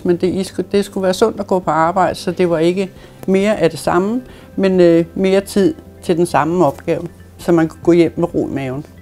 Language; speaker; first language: Danish; native; Danish